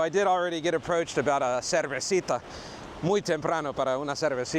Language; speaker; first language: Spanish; non-native, learner; English